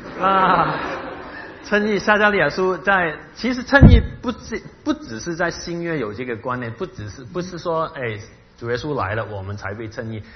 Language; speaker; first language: Chinese; non-native, local second language; Cantonese